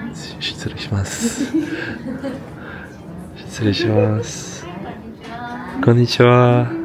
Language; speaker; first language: Japanese; non-native, learner; Portuguese